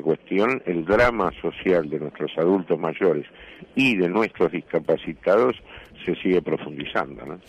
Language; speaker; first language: Spanish; native; Spanish